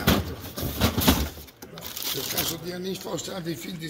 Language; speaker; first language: German; non-native, learner; Italian